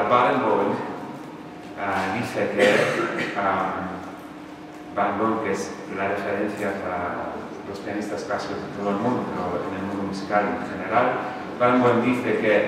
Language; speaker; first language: Spanish; non-native, fluent; English